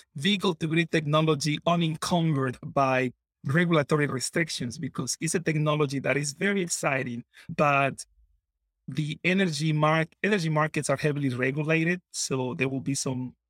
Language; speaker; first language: English; non-native, fluent; Spanish